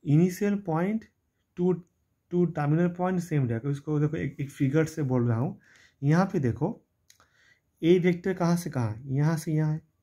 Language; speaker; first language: Hindi; non-native, local second language; Bangla